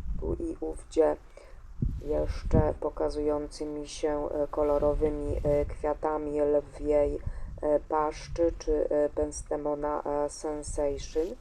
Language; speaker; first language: Polish; native; Polish